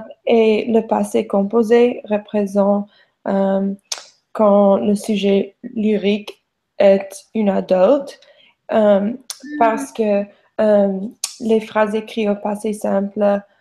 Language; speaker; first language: French; non-native, learner; English